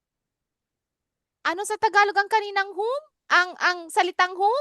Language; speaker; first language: Filipino; native; Filipino